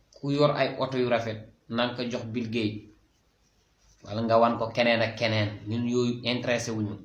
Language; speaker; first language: Wolof; non-native, local second language; Fula